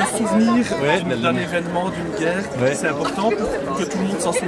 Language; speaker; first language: French; native; French